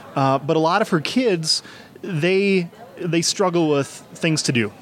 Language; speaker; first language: English; native; English